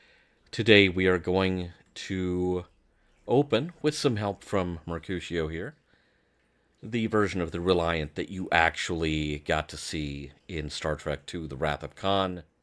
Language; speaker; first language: English; native; English